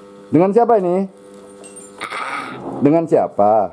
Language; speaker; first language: Indonesian; native; Indonesian